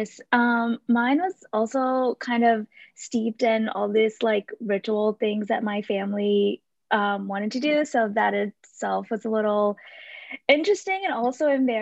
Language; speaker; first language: English; non-native, local second language; Sinhala